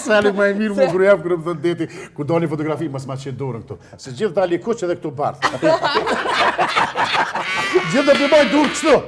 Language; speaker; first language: Albanian; native; Albanian